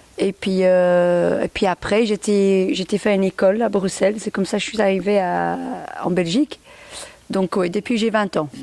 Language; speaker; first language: French; non-native, fluent; English